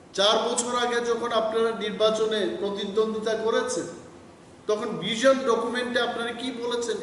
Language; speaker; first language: Bangla; non-native, local second language; Kok Borok